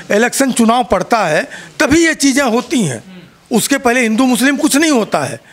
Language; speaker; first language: Hindi; native; Hindi